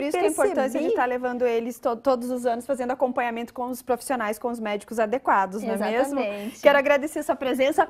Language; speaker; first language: Portuguese; native; Portuguese